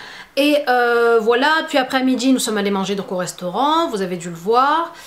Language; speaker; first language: French; native; French